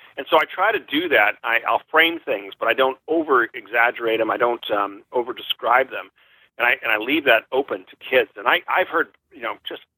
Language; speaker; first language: English; native; English